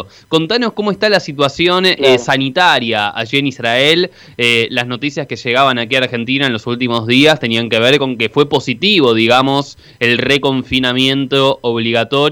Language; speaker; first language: Spanish; native; Spanish